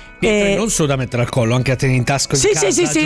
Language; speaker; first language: Italian; native; Italian